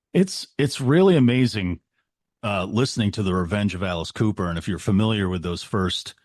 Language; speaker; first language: English; native; English